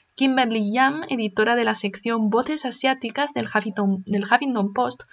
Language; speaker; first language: Spanish; early bilingual, other home language; Chinese